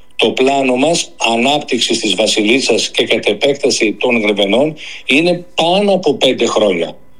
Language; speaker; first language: Greek; native; Greek